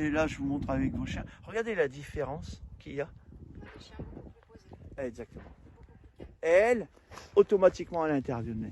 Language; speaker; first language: French; native; French